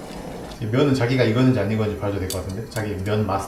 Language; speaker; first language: Korean; native; Korean